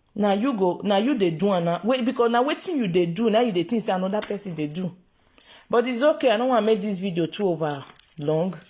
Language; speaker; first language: Nigerian Pidgin; non-native, local second language; Yoruba